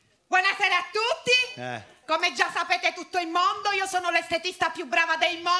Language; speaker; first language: Italian; native; Italian